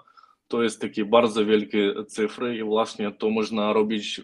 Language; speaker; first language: Polish; non-native, learner; Ukrainian